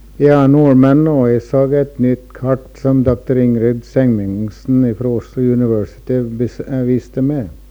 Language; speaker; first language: Norwegian; early bilingual, heritage; Norwegian